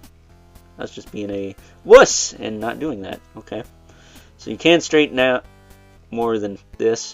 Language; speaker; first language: English; native; English